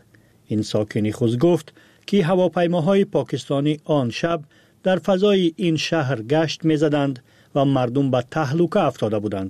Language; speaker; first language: Persian; native; Persian